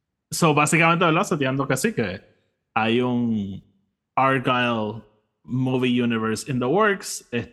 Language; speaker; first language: Spanish; native; Spanish